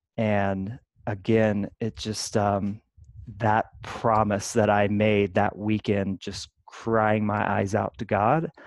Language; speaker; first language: English; native; English